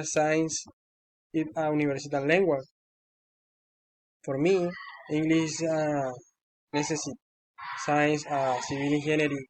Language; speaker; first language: English; non-native, learner; Spanish